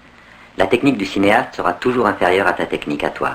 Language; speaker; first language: French; native; French